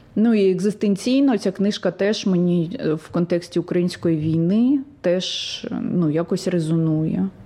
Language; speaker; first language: Ukrainian; non-native, local second language; Russian